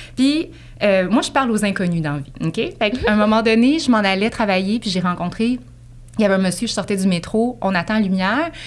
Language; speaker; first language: French; native; French